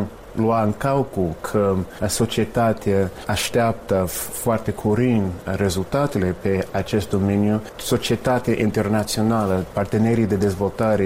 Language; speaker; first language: Romanian; non-native, fluent; English